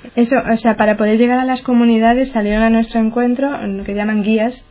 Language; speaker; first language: Spanish; native; Spanish